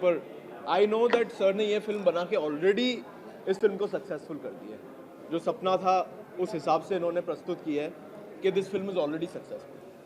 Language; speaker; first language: Hindi; native; Hindi